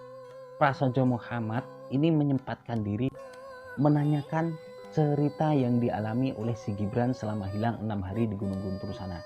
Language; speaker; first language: Indonesian; native; Indonesian